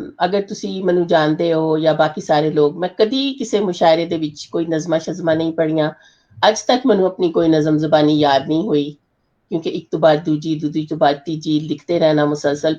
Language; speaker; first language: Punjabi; non-native, local second language; Urdu